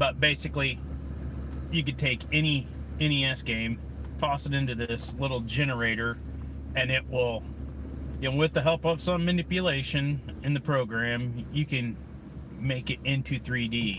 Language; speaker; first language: English; native; English